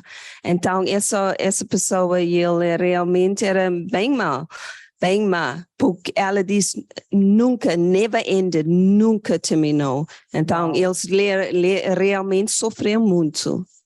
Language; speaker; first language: Portuguese; non-native, fluent; English